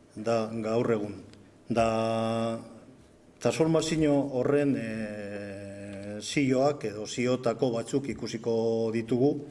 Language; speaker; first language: Basque; non-native, local second language; Spanish